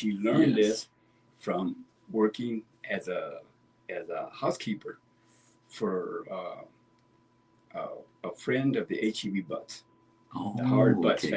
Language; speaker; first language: English; native; English